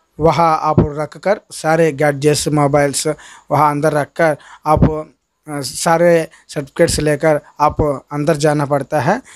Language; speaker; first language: Hindi; non-native, local second language; Telugu